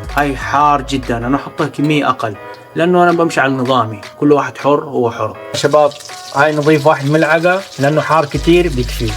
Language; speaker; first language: Arabic; native; Arabic